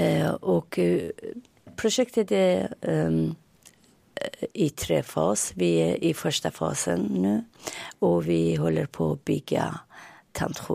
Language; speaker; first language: Swedish; non-native, fluent; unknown